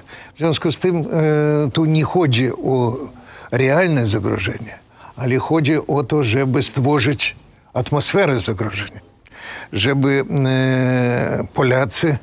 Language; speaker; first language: Polish; non-native, fluent; Russian